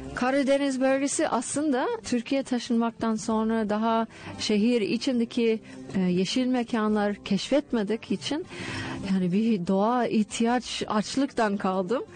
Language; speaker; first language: Turkish; non-native, fluent; English